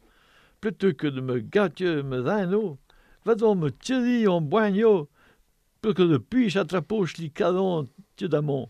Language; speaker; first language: French; native; French